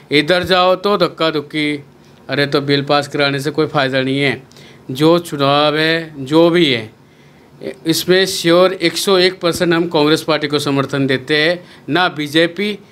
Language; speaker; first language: Hindi; native; Hindi